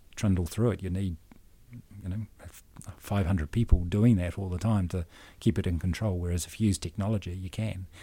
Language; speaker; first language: English; native; English